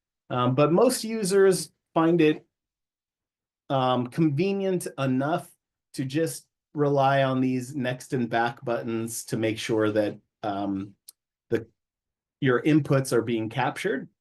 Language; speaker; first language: English; native; English